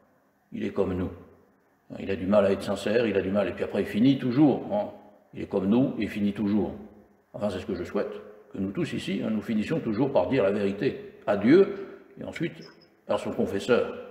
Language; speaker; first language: French; native; French